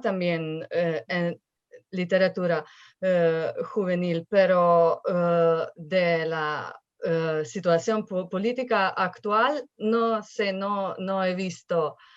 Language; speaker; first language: Spanish; non-native, fluent; Slovenian